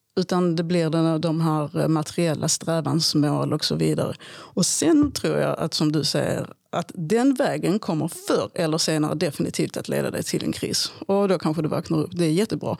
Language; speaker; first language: Swedish; early bilingual, other home language; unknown